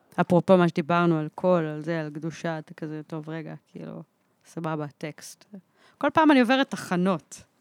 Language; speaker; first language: Hebrew; early bilingual, other home language; English